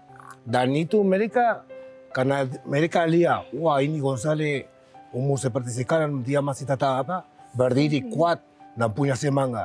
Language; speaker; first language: Indonesian; non-native, learner; Spanish